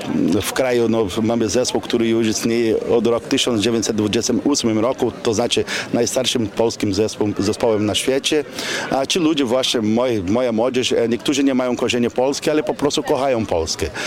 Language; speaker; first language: Polish; non-native, fluent; Portuguese